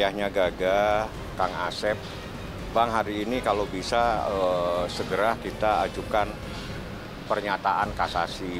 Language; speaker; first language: Indonesian; native; Indonesian